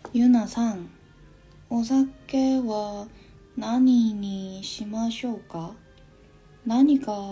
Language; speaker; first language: Japanese; non-native, learner; Korean